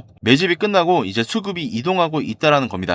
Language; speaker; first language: Korean; native; Korean